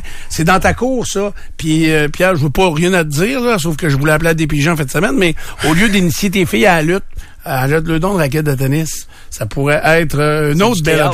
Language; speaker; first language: French; native; French